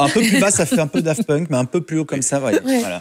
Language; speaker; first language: French; native; French